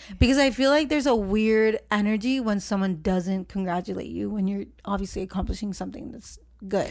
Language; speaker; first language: English; early bilingual, other home language; Spanish